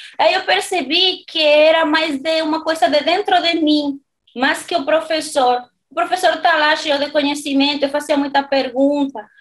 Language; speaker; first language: Portuguese; non-native, fluent; Spanish